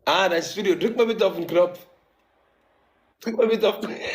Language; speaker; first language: German; native; German